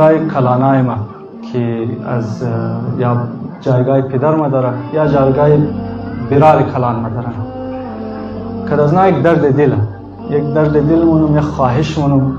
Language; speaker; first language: Persian; native; Persian